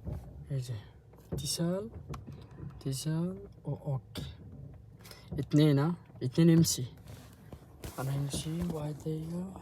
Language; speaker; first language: Arabic; non-native, learner; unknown